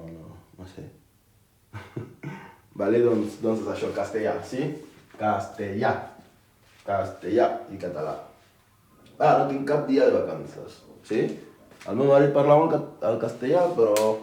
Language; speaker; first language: Catalan; non-native, fluent; Akan